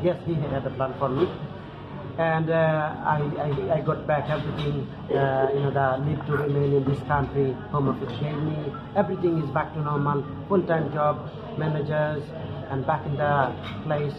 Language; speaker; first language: English; non-native, learner; Bangla